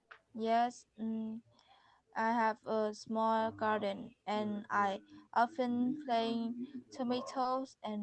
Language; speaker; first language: English; non-native, learner; Vietnamese